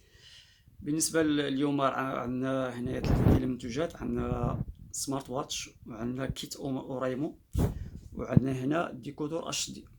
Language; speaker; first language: Arabic; native; Arabic